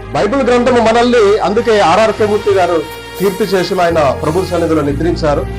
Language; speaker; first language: Telugu; non-native, local second language; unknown